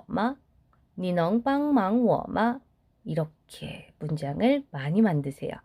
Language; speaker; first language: Chinese; non-native, fluent; Korean